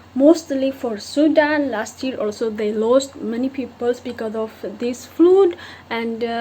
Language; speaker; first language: English; non-native, local second language; Amharic